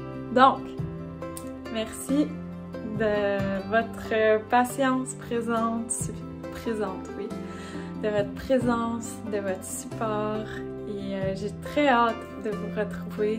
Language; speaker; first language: French; native; French